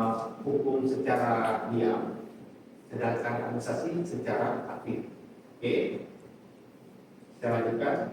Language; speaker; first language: Indonesian; native; Indonesian